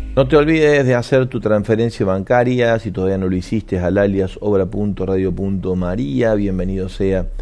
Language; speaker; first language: Spanish; native; Spanish